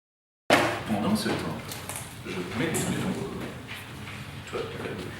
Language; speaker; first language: French; native; French